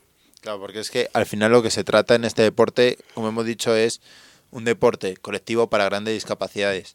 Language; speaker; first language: Spanish; native; Spanish